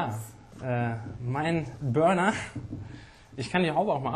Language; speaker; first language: German; native; German